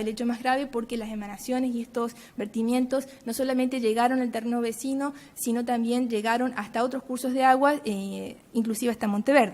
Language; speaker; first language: Spanish; native; Spanish